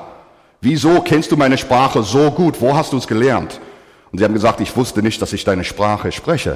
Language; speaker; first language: German; non-native, fluent; English